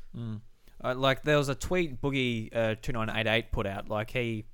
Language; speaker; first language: English; native; English